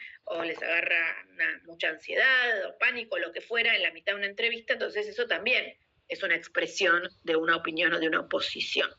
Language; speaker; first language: Spanish; native; Spanish